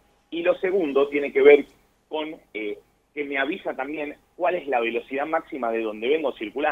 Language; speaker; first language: Spanish; native; Spanish